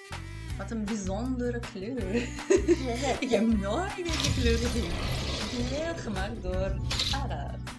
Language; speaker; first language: Dutch; non-native, learner; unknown